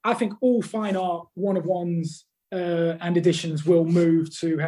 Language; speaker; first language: English; native; English